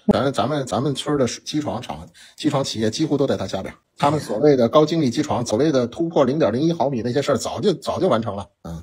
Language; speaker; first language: Chinese; native; Chinese